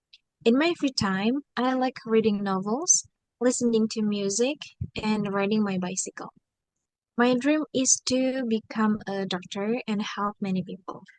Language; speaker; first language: English; non-native, learner; Indonesian